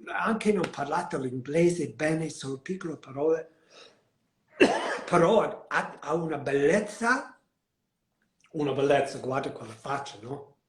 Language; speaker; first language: Italian; non-native, learner; English